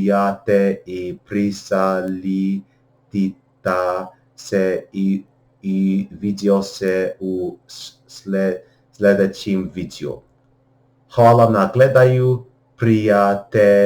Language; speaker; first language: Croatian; non-native, learner; English